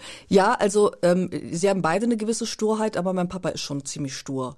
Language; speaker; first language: German; early bilingual, other home language; Turkish